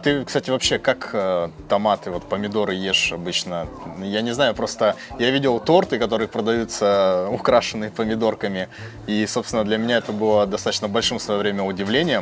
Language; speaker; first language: Russian; native; Russian